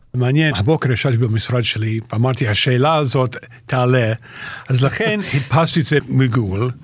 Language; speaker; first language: Hebrew; non-native, fluent; English